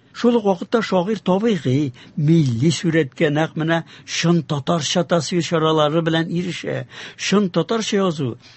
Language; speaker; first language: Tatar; native; Tatar